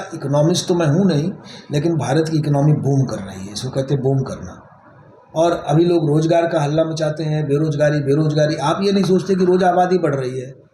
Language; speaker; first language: Hindi; native; Hindi